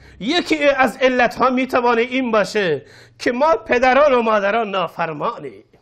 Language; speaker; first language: Persian; non-native, local second language; Baluchi